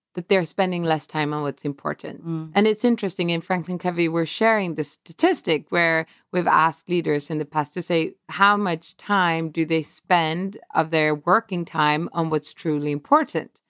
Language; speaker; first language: English; non-native, fluent; Swedish